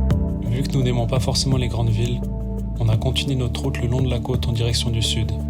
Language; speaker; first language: French; native; French